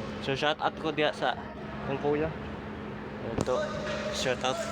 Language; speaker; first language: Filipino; non-native, local second language; Surigaonon